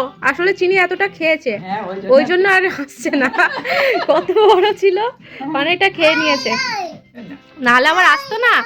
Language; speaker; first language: Bangla; native; Bangla